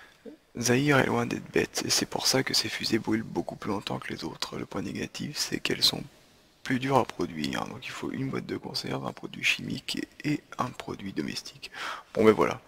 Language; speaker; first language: French; native; French